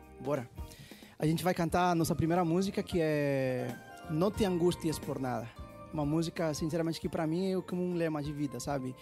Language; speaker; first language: Portuguese; non-native, fluent; Spanish